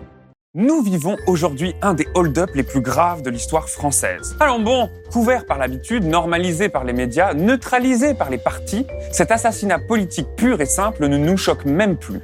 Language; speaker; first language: French; native; French